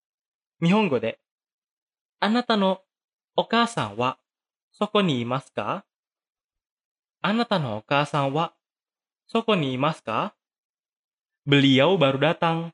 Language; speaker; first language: Japanese; non-native, fluent; Indonesian